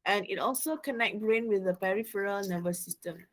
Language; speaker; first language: English; non-native, local second language; Malay